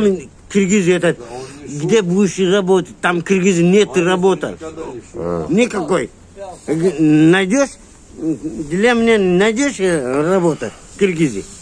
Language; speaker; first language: Russian; non-native, local second language; Kyrgyz